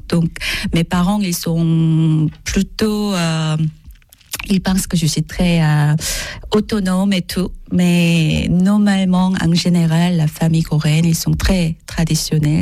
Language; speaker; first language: French; non-native, learner; Korean